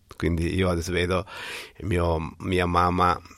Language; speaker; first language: Italian; non-native, fluent; Somali